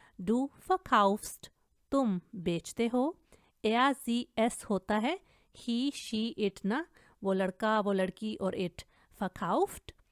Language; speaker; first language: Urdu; native; Urdu